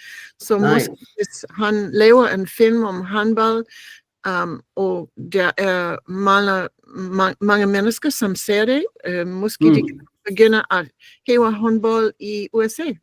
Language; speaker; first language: Danish; non-native, learner; English